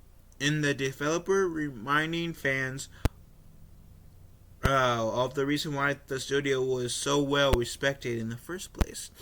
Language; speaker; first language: English; native; English